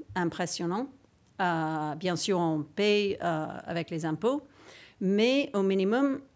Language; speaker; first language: French; non-native, fluent; English